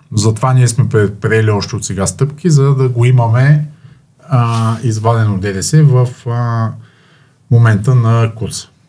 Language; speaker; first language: Bulgarian; native; Bulgarian